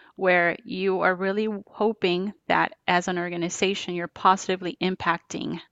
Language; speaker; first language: English; non-native, fluent; Spanish